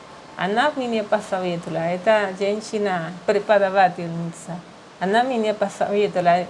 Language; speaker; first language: Russian; non-native, learner; Spanish